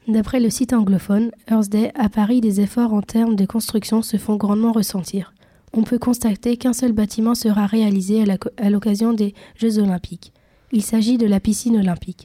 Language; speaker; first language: French; native; French